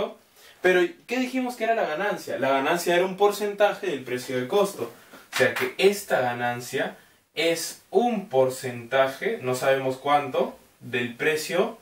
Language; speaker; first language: Spanish; native; Spanish